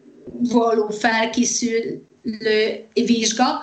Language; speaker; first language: Hungarian; non-native, fluent; Polish